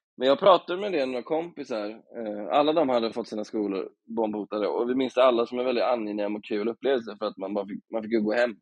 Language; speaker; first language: Swedish; native; Swedish